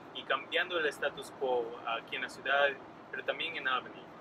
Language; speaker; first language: Spanish; early bilingual, other home language; English